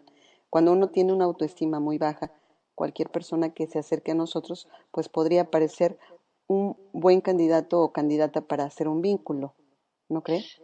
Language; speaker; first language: Spanish; native; Spanish